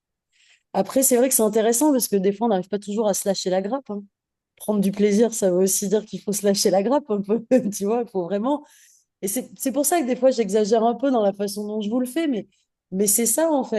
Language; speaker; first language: French; native; French